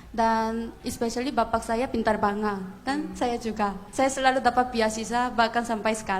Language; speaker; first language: Indonesian; non-native, fluent; Korean